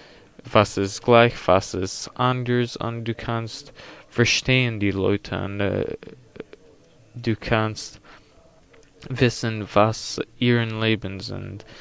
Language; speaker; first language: German; non-native, learner; English